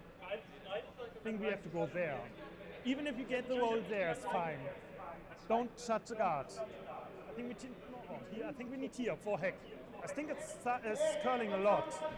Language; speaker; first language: English; non-native, fluent; German